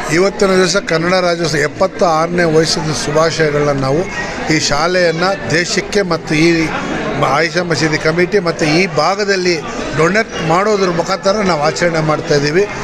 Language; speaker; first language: Kannada; non-native, local second language; Urdu